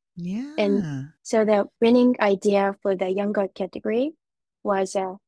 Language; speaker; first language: English; non-native, fluent; Japanese